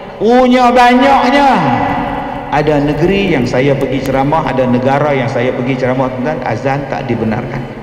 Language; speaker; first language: Malay; native; Malay